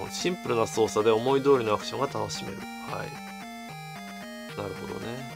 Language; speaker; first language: Japanese; native; Japanese